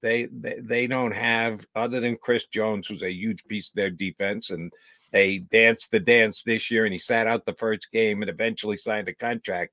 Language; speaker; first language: English; native; English